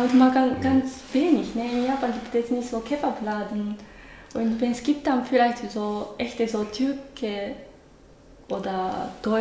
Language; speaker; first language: German; non-native, learner; Japanese